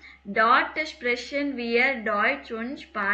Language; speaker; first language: German; non-native, learner; Tamil